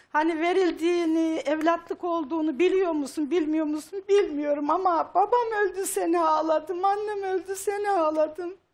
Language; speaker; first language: Turkish; native; Turkish